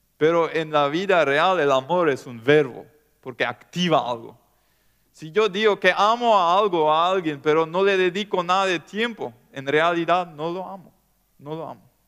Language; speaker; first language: Spanish; non-native, local second language; German